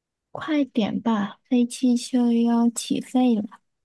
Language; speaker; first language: Chinese; non-native, learner; Vietnamese